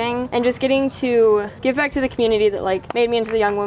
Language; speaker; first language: English; native; English